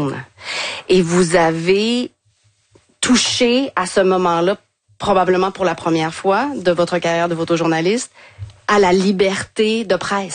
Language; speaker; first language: French; native; French